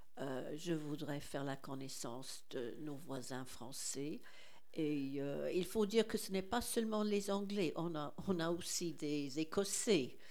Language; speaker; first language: French; non-native, fluent; English